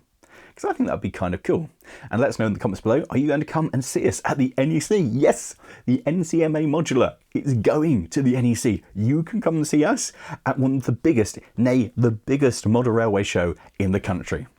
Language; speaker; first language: English; native; English